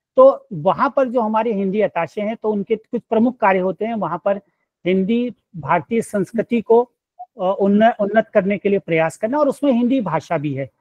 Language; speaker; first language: Hindi; native; Hindi